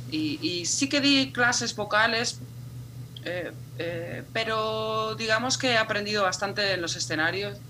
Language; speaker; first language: Spanish; native; Spanish